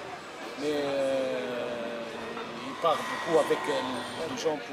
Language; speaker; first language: French; non-native, local second language; Arabic